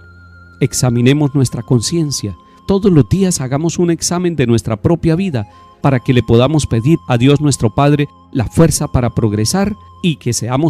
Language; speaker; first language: Spanish; native; Spanish